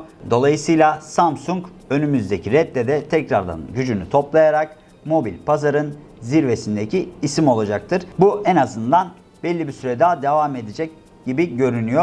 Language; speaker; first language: Turkish; native; Turkish